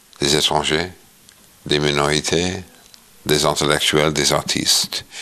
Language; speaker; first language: French; non-native, fluent; English